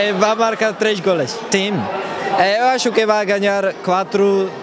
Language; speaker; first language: Portuguese; non-native, learner; Czech